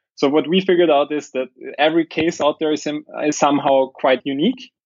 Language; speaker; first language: English; non-native, fluent; German